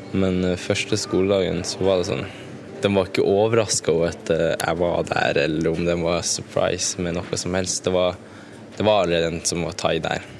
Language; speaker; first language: Norwegian; non-native, fluent; Thai